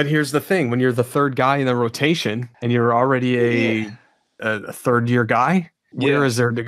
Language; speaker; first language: English; native; English